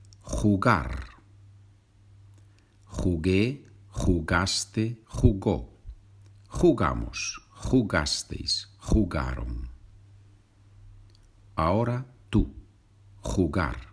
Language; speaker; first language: Spanish; non-native, fluent; English